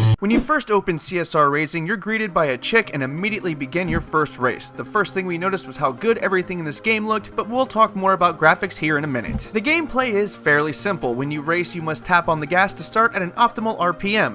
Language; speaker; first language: English; native; English